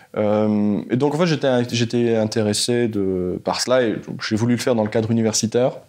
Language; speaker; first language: French; native; French